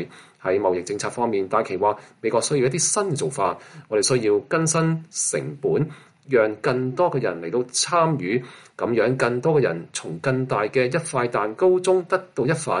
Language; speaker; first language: Chinese; non-native, local second language; Cantonese